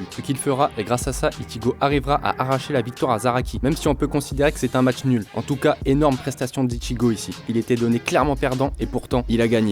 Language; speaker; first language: French; native; French